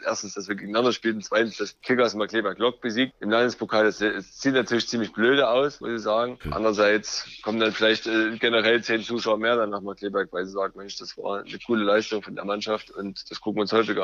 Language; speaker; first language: German; native; German